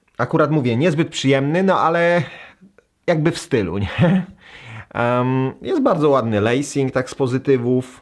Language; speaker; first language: Polish; native; Polish